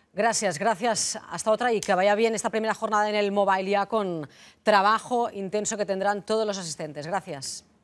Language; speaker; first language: Spanish; non-native, local second language; Catalan